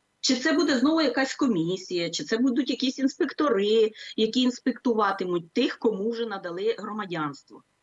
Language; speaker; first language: Ukrainian; native; Ukrainian